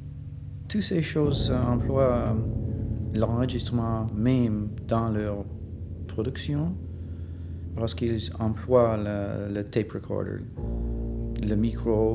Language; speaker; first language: French; non-native, fluent; English